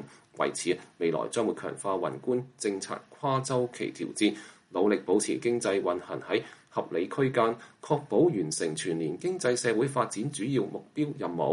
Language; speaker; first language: Chinese; native; Chinese